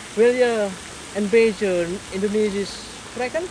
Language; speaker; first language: Dutch; non-native, learner; Indonesian